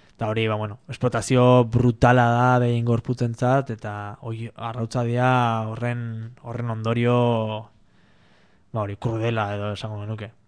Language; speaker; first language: Basque; native; Basque